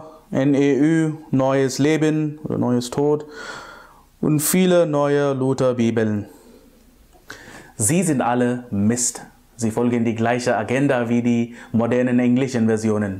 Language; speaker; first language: German; non-native, fluent; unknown